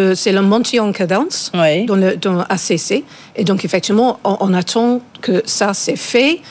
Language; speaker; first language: French; non-native, fluent; English